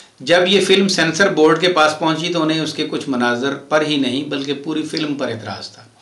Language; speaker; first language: Urdu; non-native, local second language; Punjabi